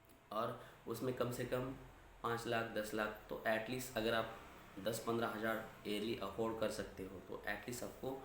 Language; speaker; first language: Hindi; non-native, local second language; Marathi